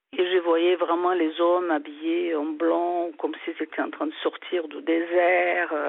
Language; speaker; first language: French; non-native, fluent; Portuguese